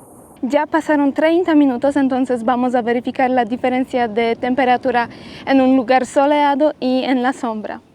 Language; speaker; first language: Spanish; non-native, fluent; Polish